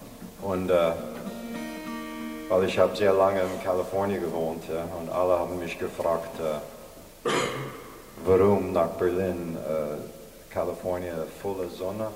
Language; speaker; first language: German; non-native, fluent; English